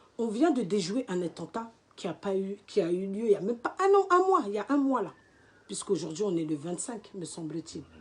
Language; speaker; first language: French; native; French